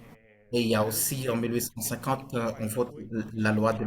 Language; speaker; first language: French; non-native, fluent; Portuguese